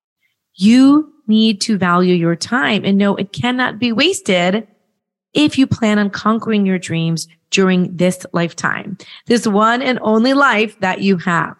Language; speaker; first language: English; native; English